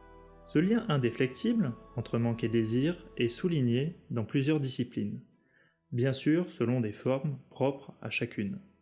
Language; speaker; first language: French; native; French